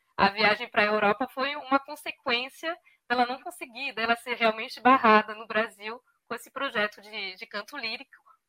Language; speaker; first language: Portuguese; early bilingual, heritage; Portuguese